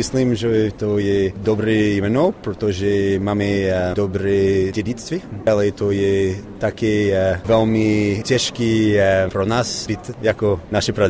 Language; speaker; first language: Czech; non-native, learner; English